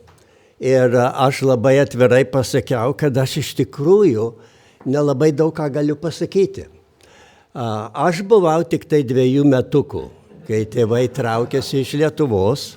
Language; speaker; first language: Lithuanian; native; Lithuanian